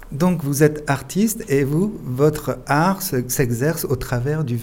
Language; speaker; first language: French; native; French